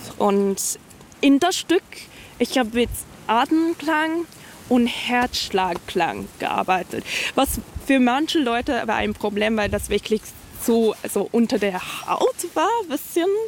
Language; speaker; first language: German; non-native, learner; Hungarian